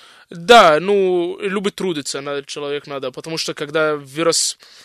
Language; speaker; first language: Russian; non-native, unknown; Arabic